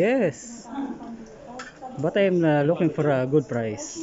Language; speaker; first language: English; non-native, learner; Filipino